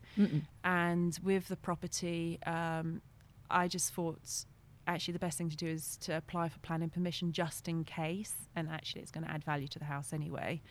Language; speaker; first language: English; non-native, fluent; French